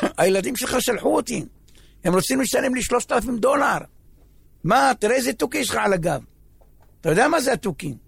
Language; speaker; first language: Hebrew; native; Hebrew